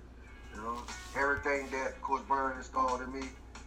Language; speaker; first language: English; native; English